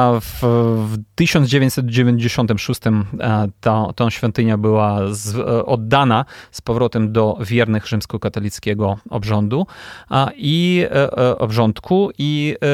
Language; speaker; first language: Polish; non-native, fluent; Ukrainian